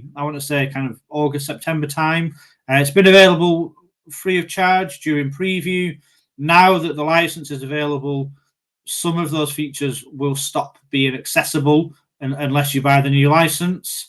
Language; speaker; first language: English; native; English